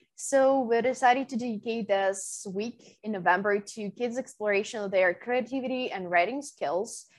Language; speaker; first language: English; non-native, fluent; Ukrainian